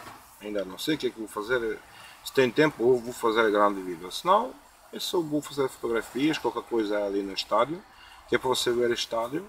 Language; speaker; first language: Portuguese; non-native, learner; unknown